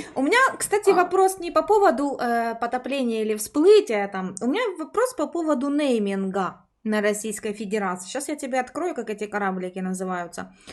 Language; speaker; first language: Russian; native; Russian